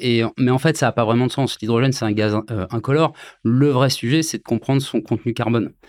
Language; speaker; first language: French; native; French